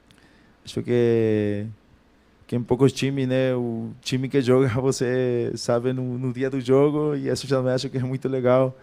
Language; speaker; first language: Portuguese; non-native, fluent; Spanish